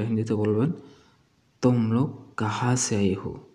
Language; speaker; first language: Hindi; non-native, learner; Bangla